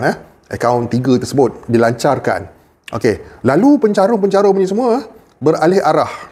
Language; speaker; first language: Malay; native; Malay